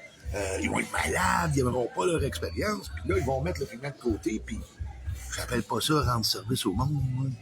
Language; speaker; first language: French; native; French